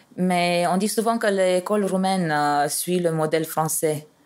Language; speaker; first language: French; non-native, fluent; Romanian